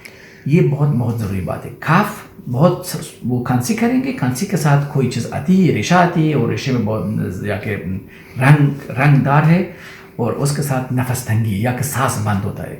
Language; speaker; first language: Hindi; non-native, learner; Persian